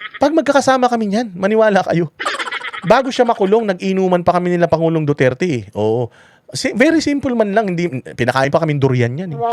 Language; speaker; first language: Filipino; non-native, local second language; Iloko